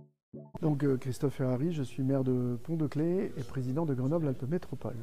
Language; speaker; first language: French; native; French